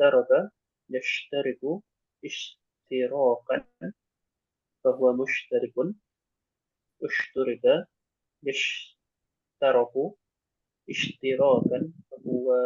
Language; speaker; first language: Arabic; non-native, learner; Indonesian